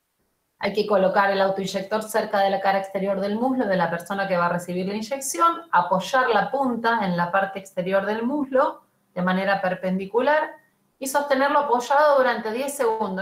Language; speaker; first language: Spanish; native; Spanish